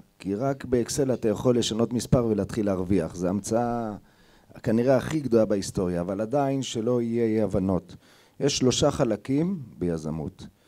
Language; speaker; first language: Hebrew; native; Hebrew